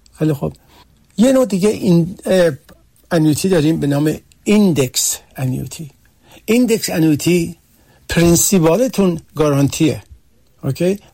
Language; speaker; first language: Persian; early bilingual, heritage; Persian